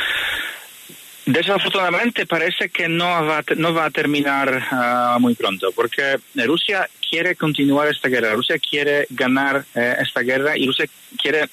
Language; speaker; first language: Spanish; non-native, fluent; Polish